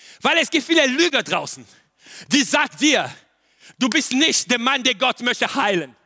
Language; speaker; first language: German; non-native, learner; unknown